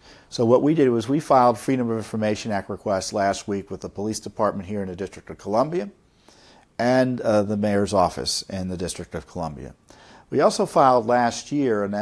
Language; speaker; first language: English; native; English